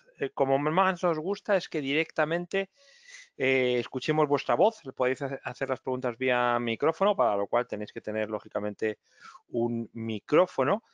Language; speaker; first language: Spanish; native; Spanish